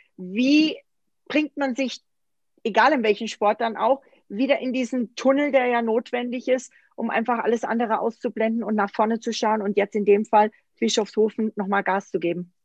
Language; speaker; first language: German; native; German